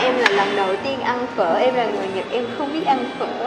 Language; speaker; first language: Vietnamese; non-native, learner; Japanese